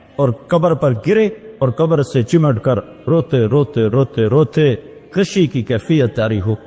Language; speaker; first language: Urdu; non-native, local second language; Punjabi